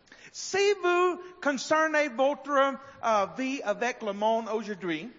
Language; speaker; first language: French; non-native, learner; English